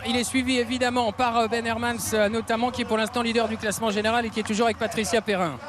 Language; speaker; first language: French; native; French